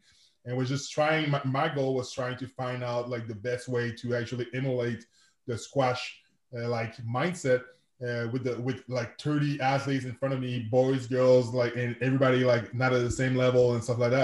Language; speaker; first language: English; non-native, fluent; French